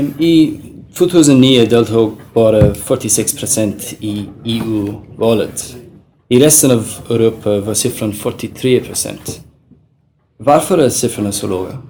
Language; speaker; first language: Swedish; non-native, learner; English